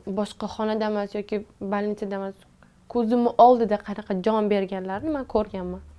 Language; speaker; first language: Uzbek; non-native, local second language; Tajik